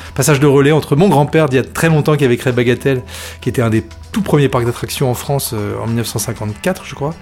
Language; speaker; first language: French; native; French